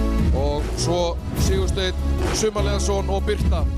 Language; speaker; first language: Icelandic; native; Icelandic